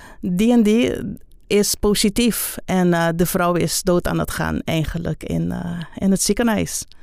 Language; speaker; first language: Dutch; non-native, local second language; Papiamento